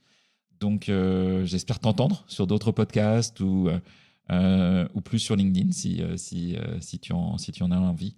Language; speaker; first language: French; native; French